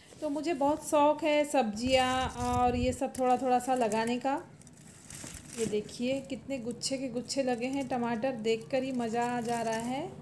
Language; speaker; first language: Hindi; native; Hindi